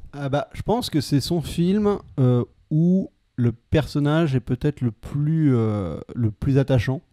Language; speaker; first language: French; native; French